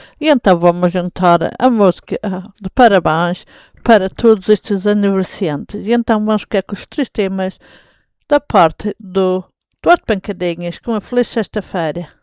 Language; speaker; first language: Portuguese; native; Portuguese